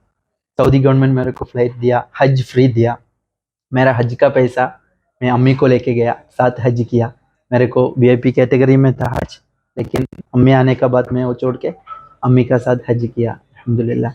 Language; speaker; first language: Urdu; non-native, local second language; Malayalam